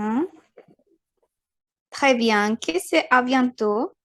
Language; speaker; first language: French; non-native, fluent; Spanish